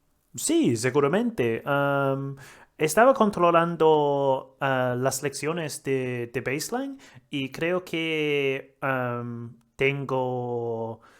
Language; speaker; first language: Spanish; non-native, learner; English